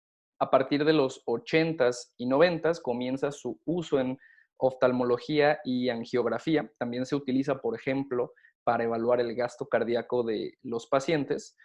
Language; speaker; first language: Spanish; native; Spanish